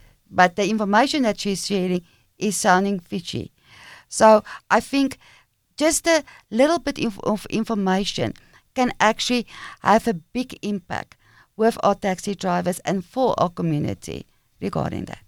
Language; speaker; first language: English; non-native, local second language; Afrikaans